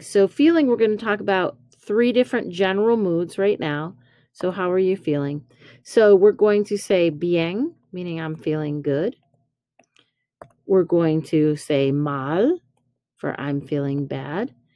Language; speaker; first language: English; native; English